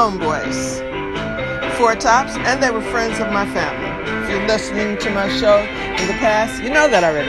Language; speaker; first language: English; native; English